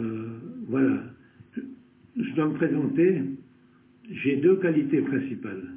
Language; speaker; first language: French; native; French